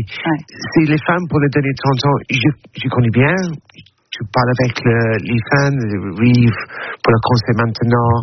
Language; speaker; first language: French; non-native, learner; English